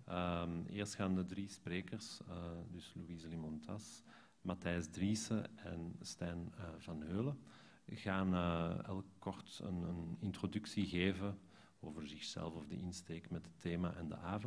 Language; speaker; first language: Dutch; native; Dutch